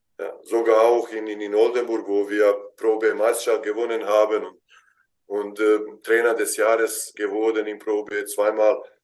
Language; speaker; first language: German; non-native, fluent; Bosnian